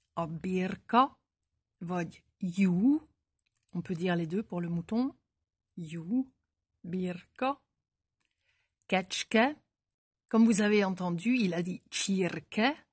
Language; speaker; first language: French; native; French